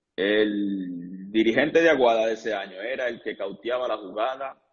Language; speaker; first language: Spanish; native; Spanish